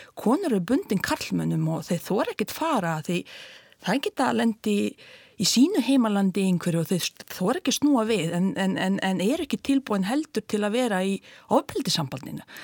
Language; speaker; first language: Icelandic; non-native, fluent; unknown